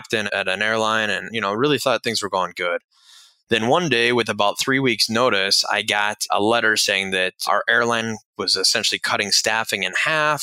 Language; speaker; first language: English; native; English